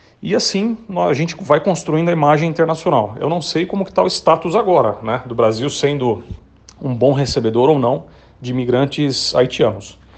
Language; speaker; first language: Portuguese; native; Portuguese